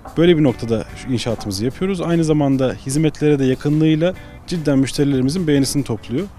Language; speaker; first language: Turkish; early bilingual, heritage; Turkish